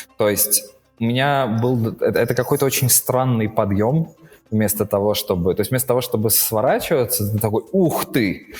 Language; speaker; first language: Russian; native; Russian